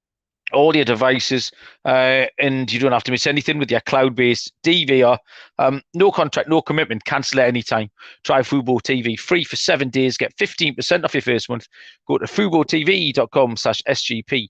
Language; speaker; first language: English; native; English